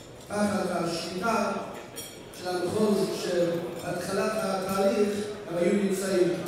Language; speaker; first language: Hebrew; non-native, fluent; English